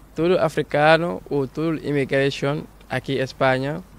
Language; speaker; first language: Spanish; non-native, learner; Wolof